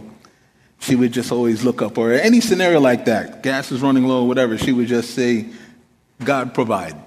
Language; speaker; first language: English; native; English